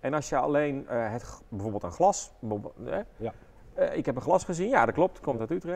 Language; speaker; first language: Dutch; native; Dutch